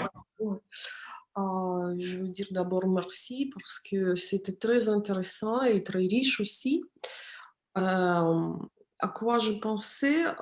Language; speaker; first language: French; non-native, fluent; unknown